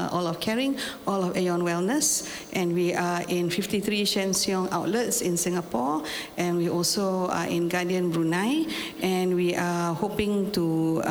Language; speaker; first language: English; non-native, local second language; Malay